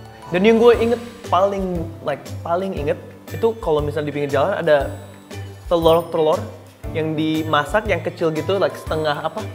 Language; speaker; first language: Indonesian; early bilingual, heritage; Indonesian